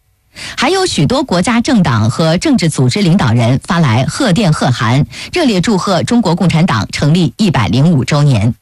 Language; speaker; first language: Chinese; native; Chinese